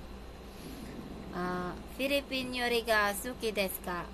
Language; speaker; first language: Japanese; non-native, learner; Filipino